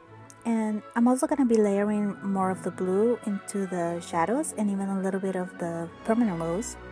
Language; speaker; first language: English; non-native, fluent; Spanish